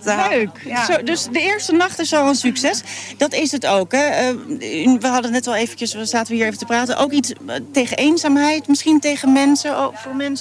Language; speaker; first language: Dutch; native; Dutch